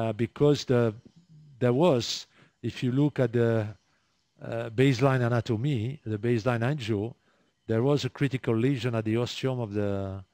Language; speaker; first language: English; non-native, fluent; French